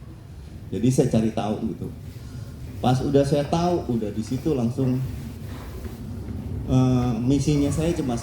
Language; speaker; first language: Indonesian; native; Indonesian